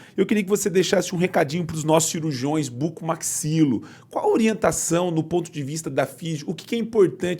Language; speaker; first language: Portuguese; native; Portuguese